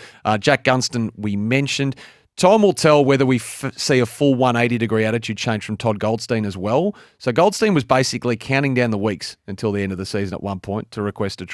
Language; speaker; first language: English; native; English